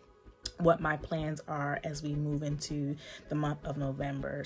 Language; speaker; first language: English; native; English